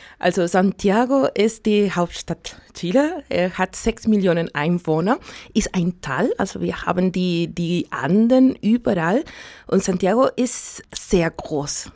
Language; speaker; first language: German; non-native, fluent; Spanish